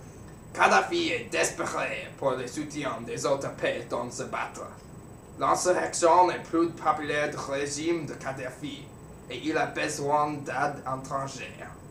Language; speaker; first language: French; non-native, learner; English